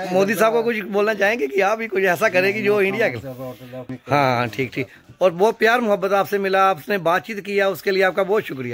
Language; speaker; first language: Hindi; non-native, local second language; Punjabi